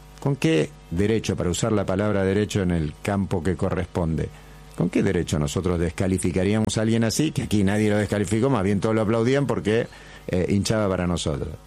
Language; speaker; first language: Spanish; native; Spanish